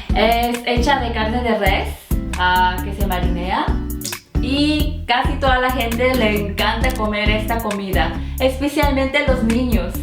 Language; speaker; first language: Spanish; non-native, fluent; Korean